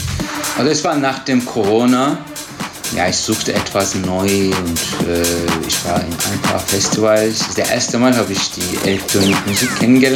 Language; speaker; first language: German; non-native, learner; Turkish